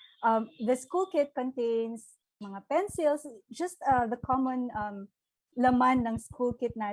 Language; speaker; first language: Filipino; native; Filipino